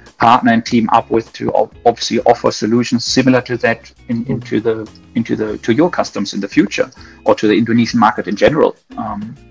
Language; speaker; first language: English; non-native, fluent; German